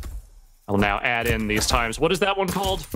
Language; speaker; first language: English; native; English